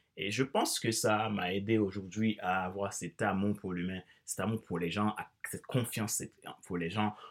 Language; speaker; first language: French; non-native, local second language; Haitian Creole